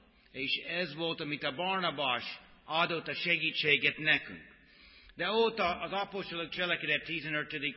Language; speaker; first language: Hungarian; non-native, fluent; English